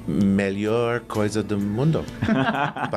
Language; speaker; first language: Portuguese; non-native, learner; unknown